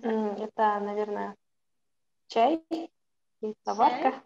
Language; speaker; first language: Russian; non-native, local second language; Kazakh